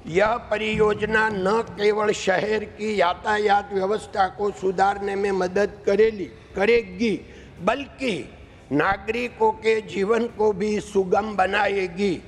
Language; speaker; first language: Hindi; non-native, local second language; Gujarati